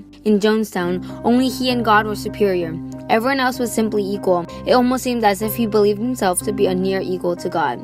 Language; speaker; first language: English; native; English